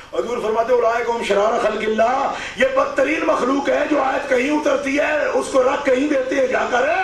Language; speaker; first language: Urdu; non-native, local second language; Punjabi